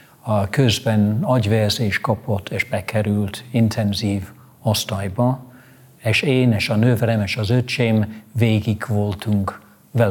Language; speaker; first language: Hungarian; non-native, fluent; English